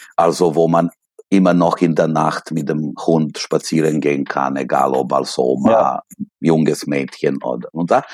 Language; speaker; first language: German; non-native, fluent; Serbian